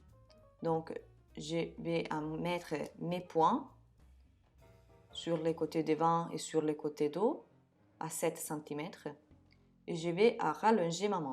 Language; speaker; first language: French; non-native, fluent; Italian